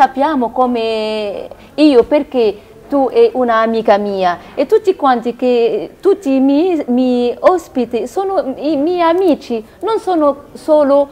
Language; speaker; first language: Italian; non-native, learner; Arabic